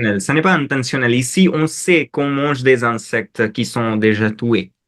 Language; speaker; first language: French; non-native, fluent; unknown